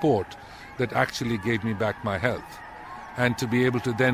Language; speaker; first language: English; non-native, local second language; Tamil